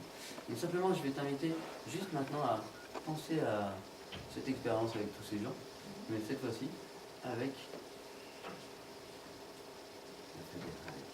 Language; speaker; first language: French; native; French